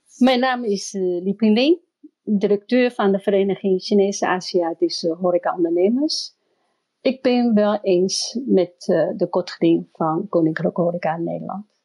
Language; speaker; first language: Dutch; non-native, fluent; Chinese